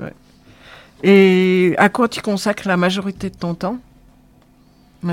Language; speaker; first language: French; native; French